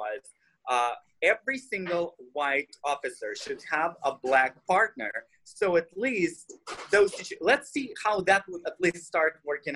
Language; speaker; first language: English; non-native, fluent; Russian